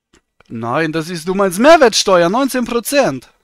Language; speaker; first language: German; native; German